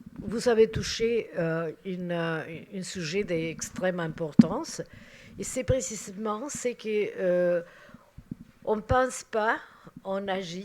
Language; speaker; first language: French; non-native, fluent; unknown